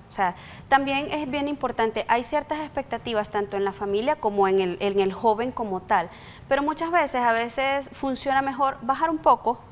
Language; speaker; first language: Spanish; native; Spanish